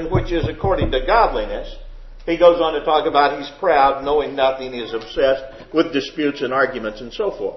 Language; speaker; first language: English; native; English